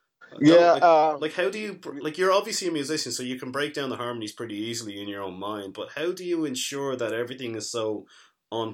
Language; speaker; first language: English; native; English